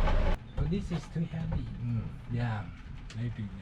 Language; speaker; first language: English; non-native, learner; Chinese